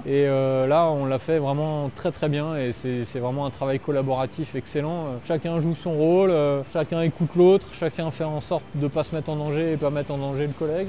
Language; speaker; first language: French; native; French